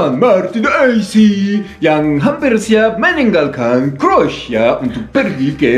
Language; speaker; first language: Indonesian; non-native, learner; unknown